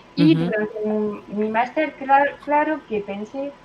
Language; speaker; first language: Spanish; non-native, fluent; French